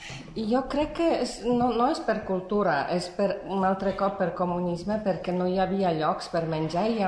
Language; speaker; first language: Catalan; non-native, fluent; Polish